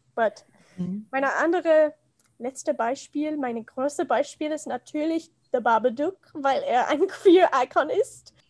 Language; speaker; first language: German; non-native, fluent; English